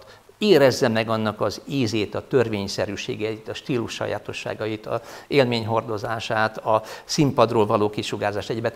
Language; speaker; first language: Hungarian; native; Hungarian